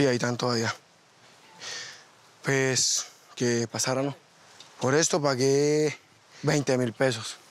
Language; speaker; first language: Spanish; native; Spanish